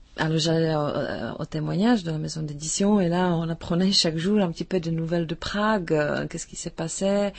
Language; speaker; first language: French; non-native, fluent; Czech